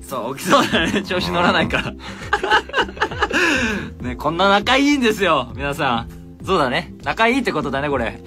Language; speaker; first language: Japanese; non-native, fluent; Korean